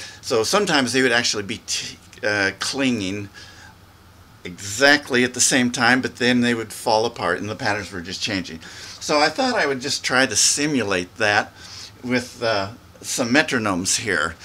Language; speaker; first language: English; native; English